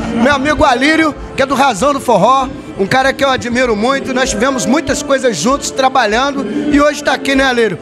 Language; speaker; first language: Portuguese; native; Portuguese